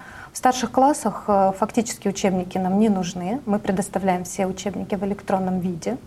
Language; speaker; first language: Russian; native; Russian